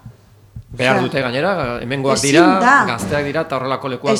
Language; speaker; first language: Basque; native; Basque